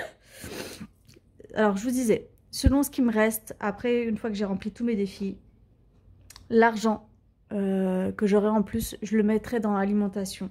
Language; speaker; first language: French; native; French